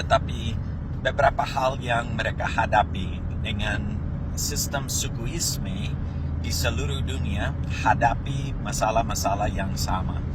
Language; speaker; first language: Indonesian; non-native, fluent; English